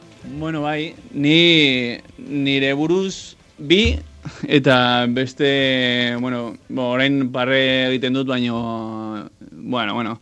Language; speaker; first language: Basque; non-native, local second language; Spanish